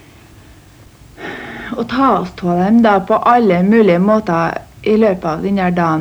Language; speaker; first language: Norwegian; native; Norwegian